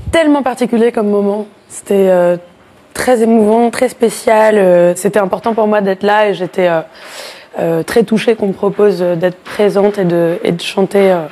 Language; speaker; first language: French; native; French